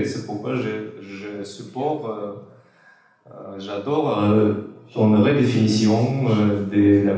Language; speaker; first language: French; non-native, fluent; Russian